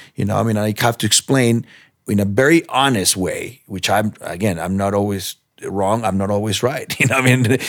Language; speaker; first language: English; non-native, fluent; Spanish